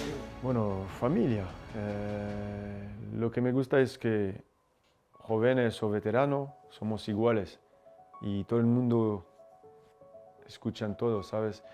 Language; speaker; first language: Spanish; non-native, fluent; French